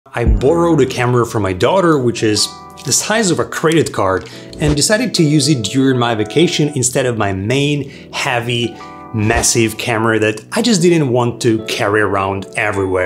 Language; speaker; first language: English; non-native, fluent; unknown